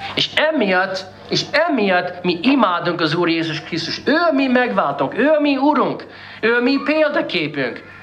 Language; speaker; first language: Hungarian; non-native, fluent; English